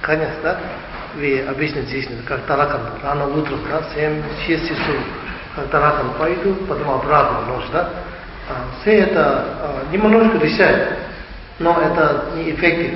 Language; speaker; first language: Russian; non-native, learner; Tibetan